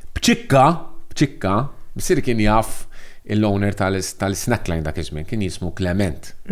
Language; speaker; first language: Maltese; non-native, local second language; English